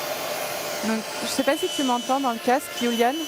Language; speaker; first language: French; native; French